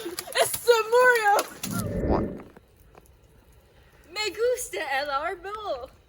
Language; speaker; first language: Spanish; non-native, learner; English